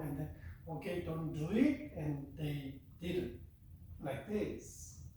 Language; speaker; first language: English; non-native, fluent; Korean